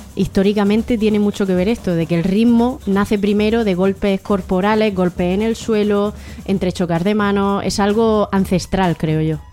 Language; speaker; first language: Spanish; native; Spanish